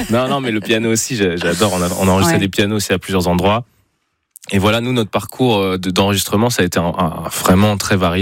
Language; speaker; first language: French; native; French